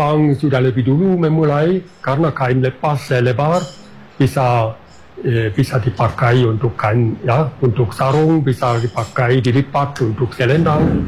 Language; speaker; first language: Indonesian; non-native, fluent; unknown